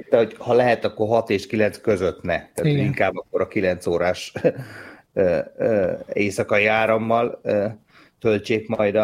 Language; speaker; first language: Hungarian; native; Hungarian